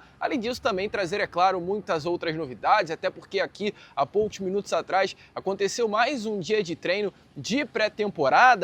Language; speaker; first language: Portuguese; native; Portuguese